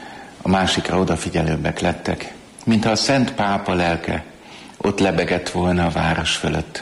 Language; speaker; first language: Hungarian; native; Hungarian